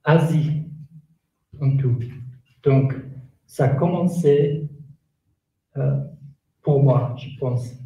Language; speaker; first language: French; non-native, learner; Kurdish